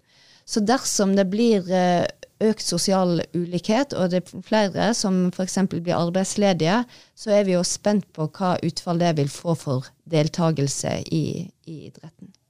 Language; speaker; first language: Norwegian; native; Norwegian